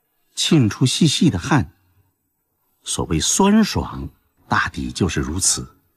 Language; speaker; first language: Chinese; native; Chinese